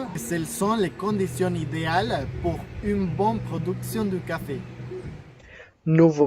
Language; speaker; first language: French; non-native, fluent; Spanish